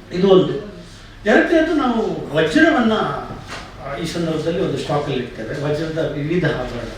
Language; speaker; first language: Kannada; native; Kannada